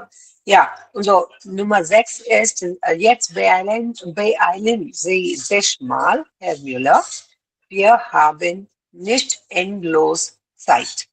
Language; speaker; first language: German; non-native, learner; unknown